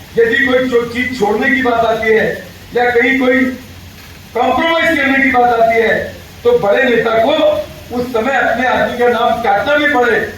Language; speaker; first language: Hindi; non-native, local second language; Marathi